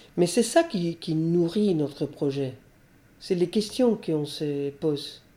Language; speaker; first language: French; non-native, fluent; Spanish